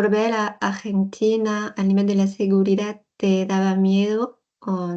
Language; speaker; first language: Spanish; non-native, learner; French